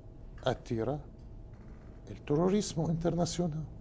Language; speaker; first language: Portuguese; non-native, fluent; Spanish